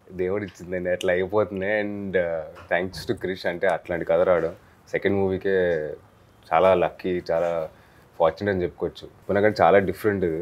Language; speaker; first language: Telugu; native; Telugu